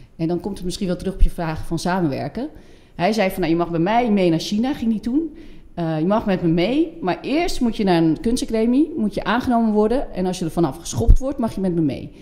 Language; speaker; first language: Dutch; non-native, fluent; French